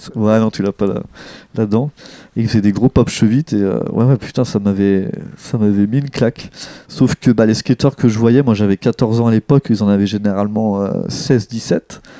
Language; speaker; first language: French; native; French